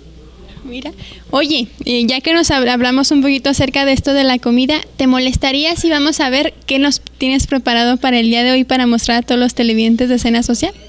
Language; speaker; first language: Spanish; native; Spanish